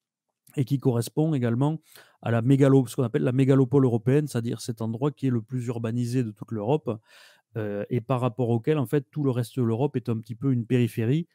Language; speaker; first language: French; native; French